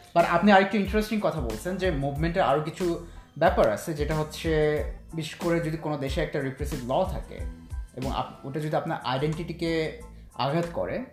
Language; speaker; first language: Bangla; native; Bangla